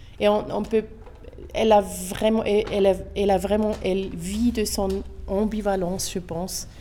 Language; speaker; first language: French; non-native, local second language; German